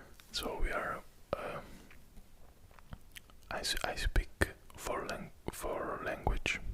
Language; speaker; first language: English; non-native, fluent; Italian